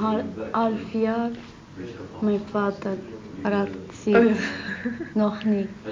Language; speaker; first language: Dutch; non-native, learner; Arabic